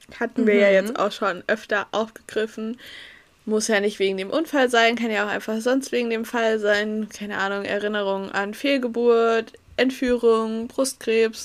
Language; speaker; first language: German; native; German